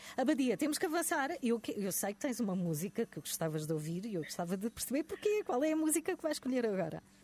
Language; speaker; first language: Portuguese; native; Portuguese